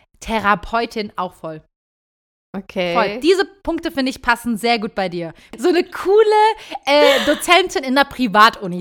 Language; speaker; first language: German; early bilingual, other home language; Turkish